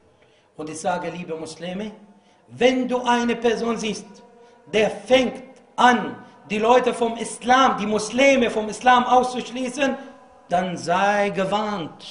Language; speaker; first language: German; non-native, fluent; Arabic